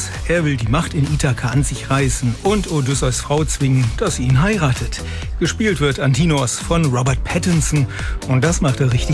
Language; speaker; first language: German; native; German